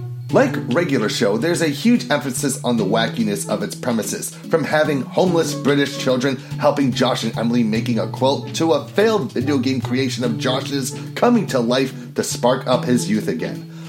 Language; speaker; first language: English; native; English